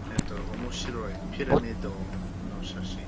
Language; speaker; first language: Japanese; non-native, learner; English